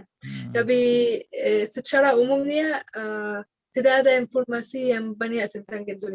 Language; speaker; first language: Indonesian; non-native, learner; Arabic